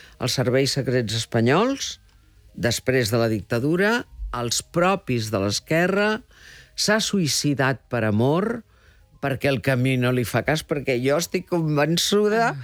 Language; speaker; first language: Catalan; early bilingual, heritage; Catalan